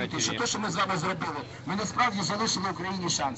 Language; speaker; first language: Ukrainian; native; Ukrainian